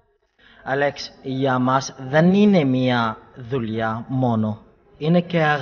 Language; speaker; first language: Greek; non-native, fluent; Arabic